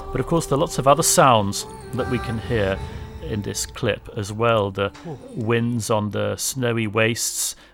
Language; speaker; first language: English; native; English